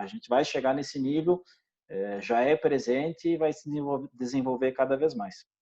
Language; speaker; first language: Portuguese; native; Portuguese